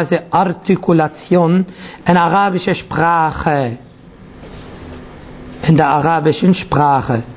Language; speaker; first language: German; non-native, fluent; Arabic